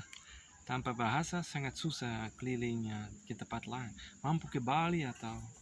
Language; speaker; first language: Indonesian; non-native, learner; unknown